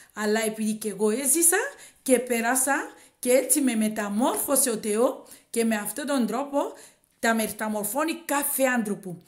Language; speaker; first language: Greek; non-native, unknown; Swahili